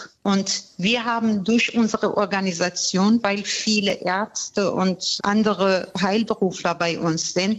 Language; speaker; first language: German; non-native, fluent; Persian